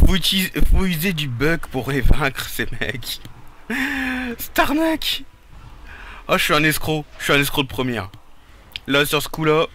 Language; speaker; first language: French; native; French